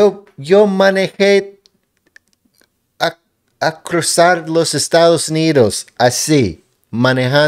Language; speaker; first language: Spanish; non-native, learner; English